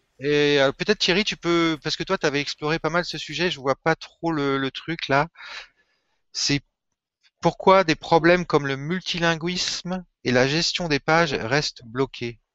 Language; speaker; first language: French; native; French